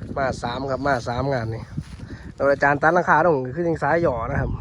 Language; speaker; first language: Thai; non-native, local second language; Northeastern Thai